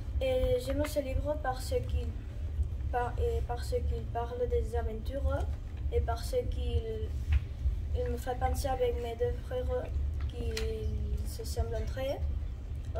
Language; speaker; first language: French; non-native, learner; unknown